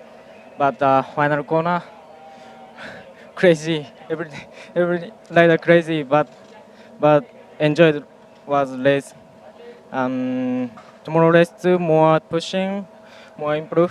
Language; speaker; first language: English; non-native, learner; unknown